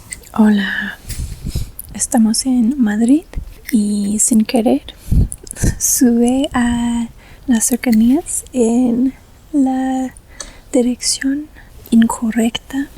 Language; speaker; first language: Spanish; non-native, fluent; English